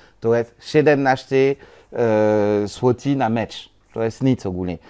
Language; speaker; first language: Polish; non-native, learner; French